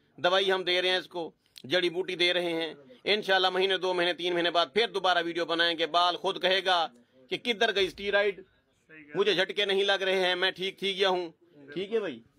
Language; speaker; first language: Urdu; non-native, local second language; Punjabi